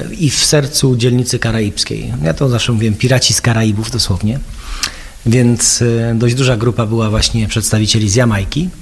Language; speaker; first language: Polish; early bilingual, heritage; Polish